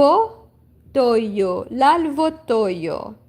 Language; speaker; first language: Italian; non-native, learner; Portuguese